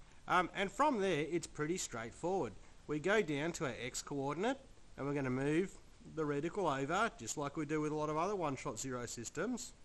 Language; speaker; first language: English; native; English